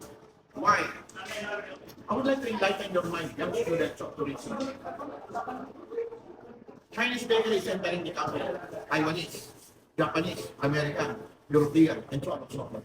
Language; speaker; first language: English; non-native, local second language; Filipino